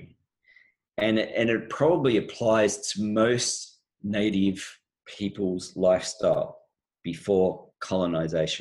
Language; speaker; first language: English; native; English